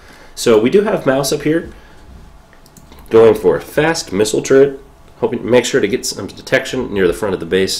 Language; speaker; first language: English; native; English